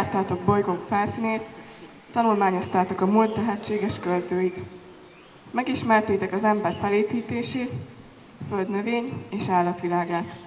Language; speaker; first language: Hungarian; native; Hungarian